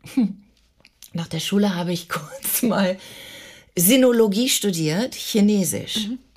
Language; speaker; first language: German; early bilingual, other home language; English